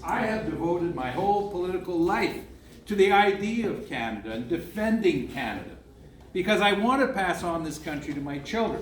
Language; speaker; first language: English; non-native, local second language; French